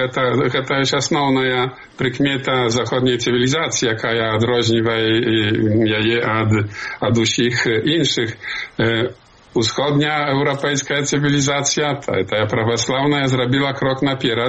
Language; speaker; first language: Polish; non-native, learner; Belarusian